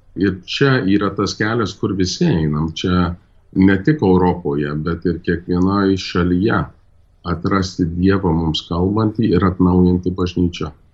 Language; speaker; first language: Lithuanian; early bilingual, heritage; Lithuanian